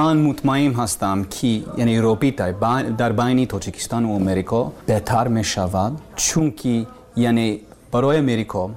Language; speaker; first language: Persian; non-native, learner; English